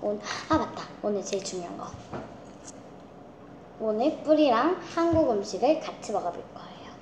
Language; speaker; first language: Korean; early bilingual, heritage; Korean